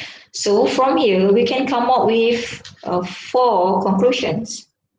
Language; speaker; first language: English; non-native, local second language; Malay